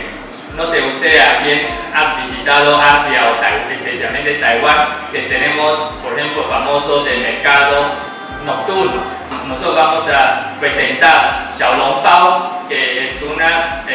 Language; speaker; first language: Spanish; non-native, fluent; Chinese